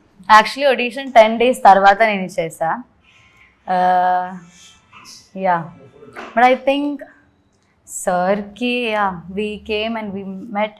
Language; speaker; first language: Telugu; non-native, learner; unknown